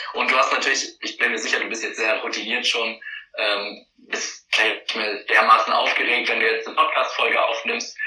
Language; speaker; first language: German; native; German